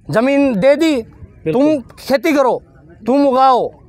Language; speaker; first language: Hindi; native; Hindi